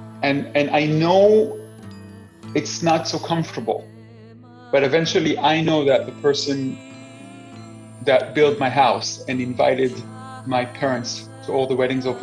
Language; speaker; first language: English; non-native, fluent; Hebrew